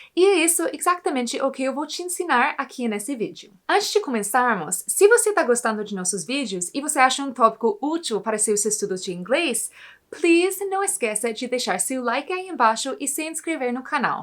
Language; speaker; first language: Portuguese; non-native, fluent; English